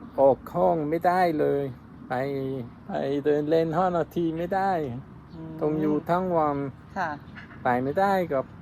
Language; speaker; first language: Thai; non-native, learner; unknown